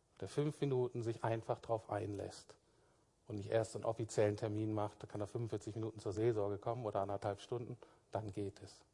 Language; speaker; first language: German; native; German